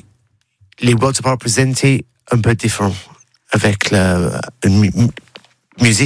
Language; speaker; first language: French; non-native, learner; English